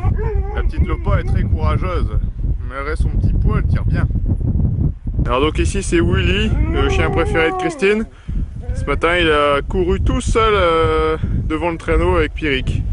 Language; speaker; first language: French; native; French